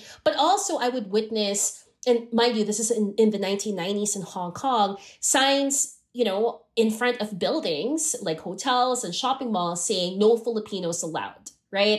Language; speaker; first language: English; non-native, local second language; Filipino